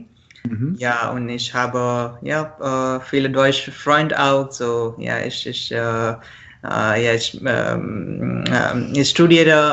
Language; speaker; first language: German; non-native, learner; Marathi